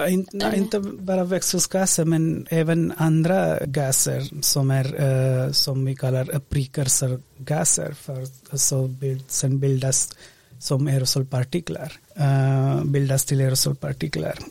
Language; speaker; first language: Swedish; non-native, fluent; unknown